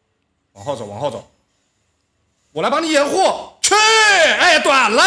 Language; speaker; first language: Chinese; native; Chinese